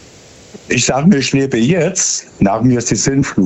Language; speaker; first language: German; native; German